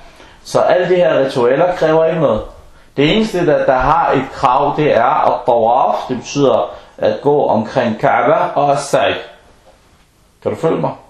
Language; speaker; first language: Danish; non-native, local second language; Arabic